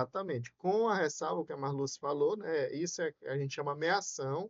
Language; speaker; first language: Portuguese; native; Portuguese